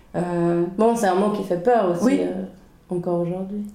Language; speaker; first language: French; early bilingual, other home language; Swedish